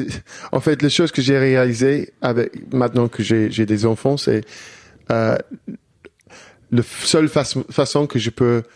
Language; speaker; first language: French; non-native, learner; English